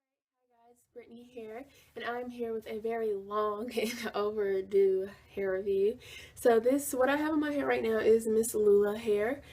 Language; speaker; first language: English; native; English